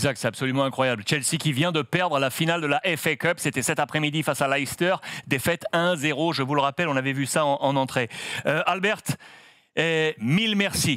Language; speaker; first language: French; native; French